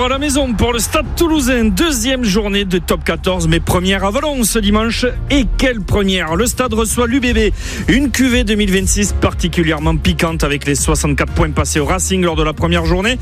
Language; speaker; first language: French; native; French